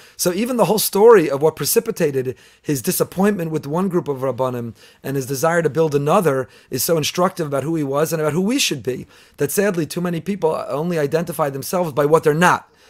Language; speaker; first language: English; native; English